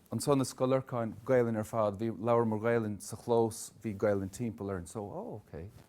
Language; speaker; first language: Irish; native; Irish